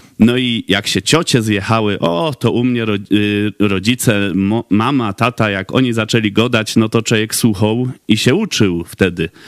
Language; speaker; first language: Polish; native; Polish